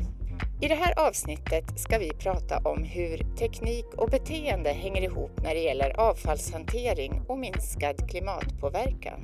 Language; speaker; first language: Swedish; native; Swedish